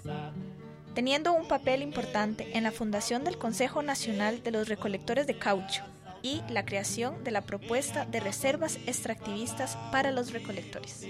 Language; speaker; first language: Spanish; native; Spanish